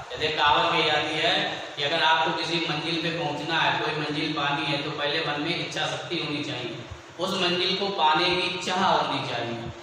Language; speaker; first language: Hindi; native; Hindi